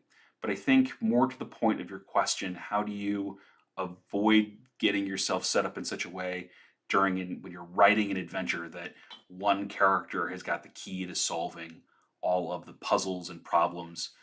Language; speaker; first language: English; native; English